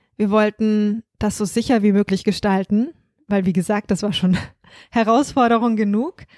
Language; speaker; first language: German; native; German